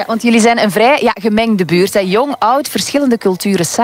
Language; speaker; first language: Dutch; native; Dutch